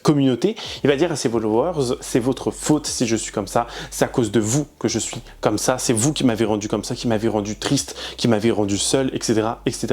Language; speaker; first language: French; native; French